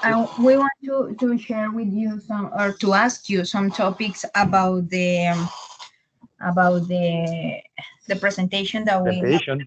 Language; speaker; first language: English; non-native, learner; Spanish